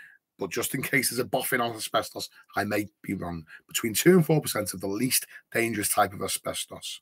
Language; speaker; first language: English; native; English